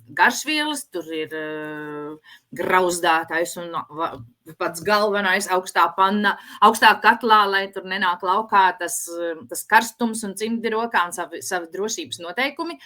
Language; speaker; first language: Latvian; native; Latvian